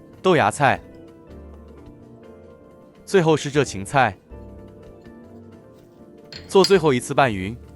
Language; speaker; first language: Chinese; native; Chinese